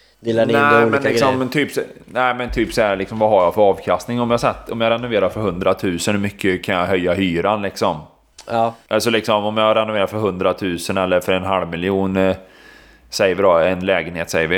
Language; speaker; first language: Swedish; native; Swedish